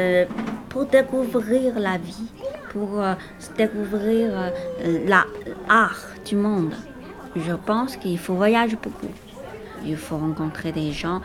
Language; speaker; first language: French; non-native, learner; Chinese